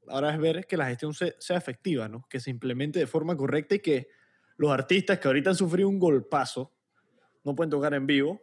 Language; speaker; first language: Spanish; native; Spanish